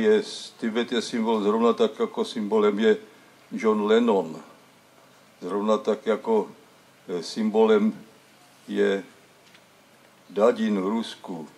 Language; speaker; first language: Czech; native; Czech